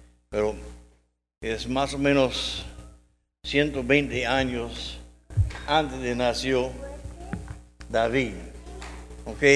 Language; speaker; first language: Spanish; non-native, learner; English